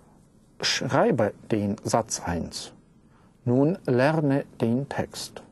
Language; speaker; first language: German; non-native, fluent; Russian